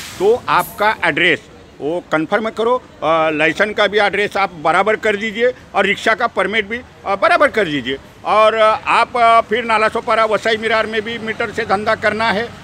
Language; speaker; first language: Hindi; non-native, local second language; Marathi